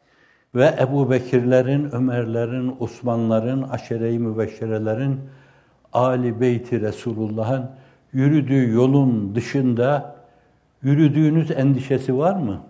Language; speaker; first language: Turkish; native; Turkish